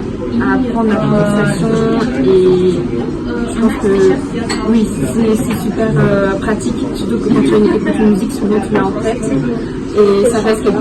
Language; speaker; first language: French; early bilingual, heritage; French